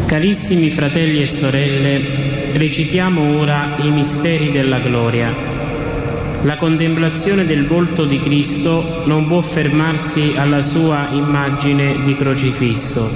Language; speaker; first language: Italian; native; Italian